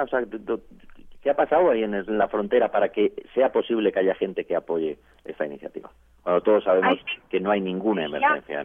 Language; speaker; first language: Spanish; native; Spanish